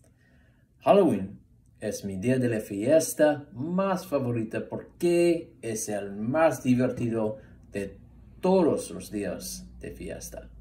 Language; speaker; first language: Spanish; non-native, learner; English